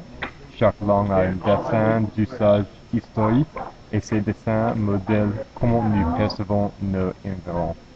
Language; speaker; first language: French; non-native, learner; English